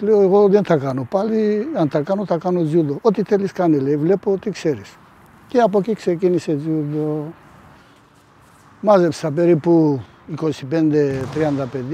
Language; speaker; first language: Greek; non-native, fluent; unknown